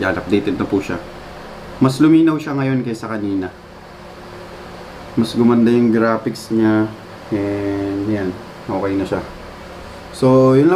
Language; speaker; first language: Filipino; native; Filipino